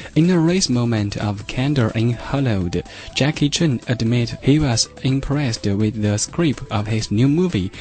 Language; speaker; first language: English; non-native, fluent; Chinese